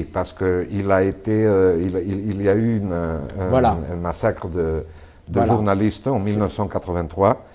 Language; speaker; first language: French; non-native, fluent; Spanish